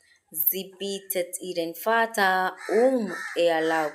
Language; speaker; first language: German; non-native, learner; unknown